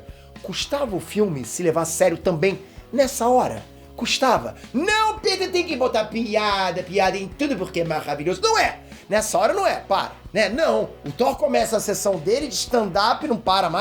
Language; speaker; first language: Portuguese; native; Portuguese